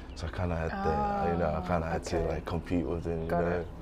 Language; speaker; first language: English; early bilingual, other home language; Tongan